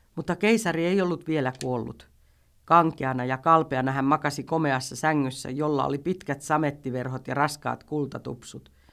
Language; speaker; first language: Finnish; native; Finnish